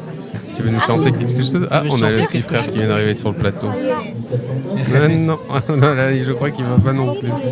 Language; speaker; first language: French; native; French